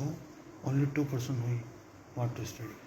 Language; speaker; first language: English; non-native, learner; Urdu